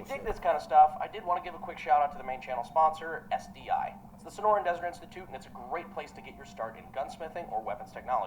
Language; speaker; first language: English; native; English